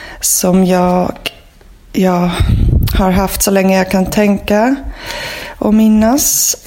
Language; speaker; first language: Swedish; non-native, fluent; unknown